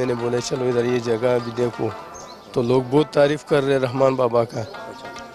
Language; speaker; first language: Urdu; non-native, local second language; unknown